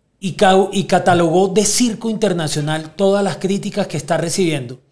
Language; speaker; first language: Spanish; native; Spanish